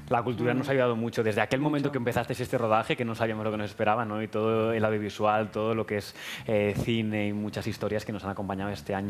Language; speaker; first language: Spanish; non-native, local second language; Catalan